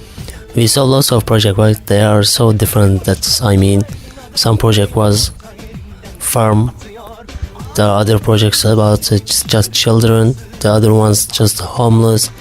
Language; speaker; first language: English; non-native, learner; Turkish